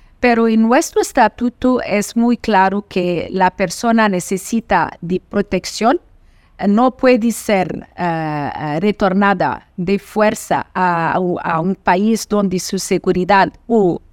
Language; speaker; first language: Spanish; non-native, fluent; Portuguese